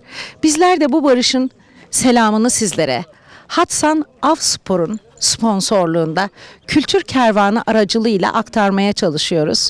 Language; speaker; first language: Turkish; native; Turkish